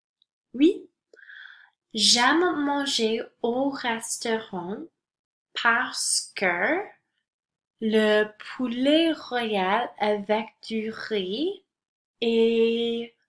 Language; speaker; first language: French; non-native, local second language; English